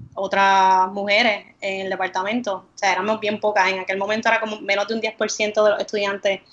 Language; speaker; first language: Spanish; native; Spanish